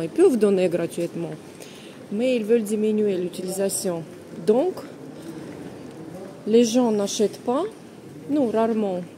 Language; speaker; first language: French; non-native, fluent; Russian